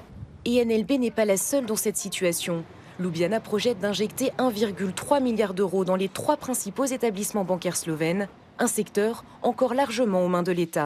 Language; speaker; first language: French; native; French